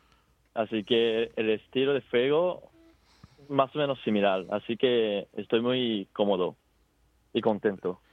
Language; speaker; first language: Spanish; non-native, fluent; Japanese